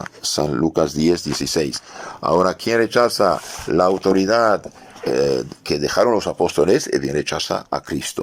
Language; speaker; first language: Spanish; non-native, fluent; French